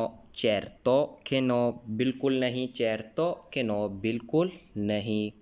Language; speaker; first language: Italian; non-native, learner; Urdu